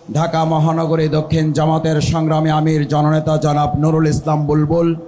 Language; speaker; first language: Bangla; native; Bangla